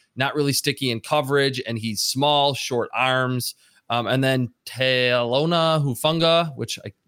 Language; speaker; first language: English; native; English